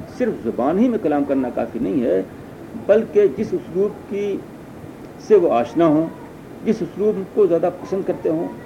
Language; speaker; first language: Urdu; native; Urdu